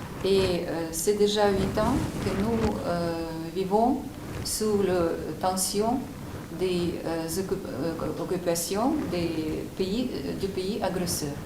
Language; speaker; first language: French; non-native, fluent; Ukrainian